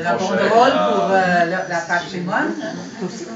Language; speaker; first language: French; non-native, learner; English